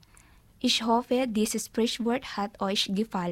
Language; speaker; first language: German; non-native, learner; Filipino